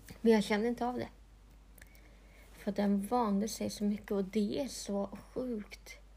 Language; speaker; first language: Swedish; non-native, local second language; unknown